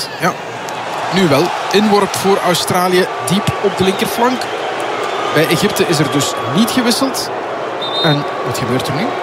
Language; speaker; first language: Dutch; native; Dutch